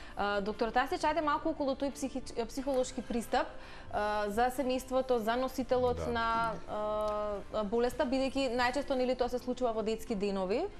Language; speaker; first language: Macedonian; native; Macedonian